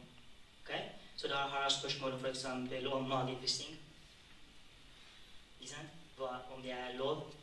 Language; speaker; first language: Norwegian; non-native, fluent; Tigrinya